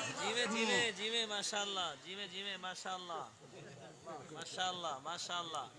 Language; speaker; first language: Arabic; non-native, learner; Urdu